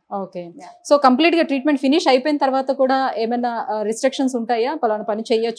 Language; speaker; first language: Telugu; native; Telugu